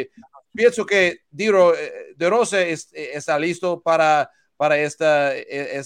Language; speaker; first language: Spanish; non-native, learner; English